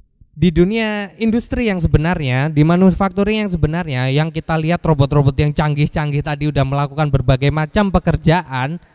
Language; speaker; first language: Indonesian; native; Indonesian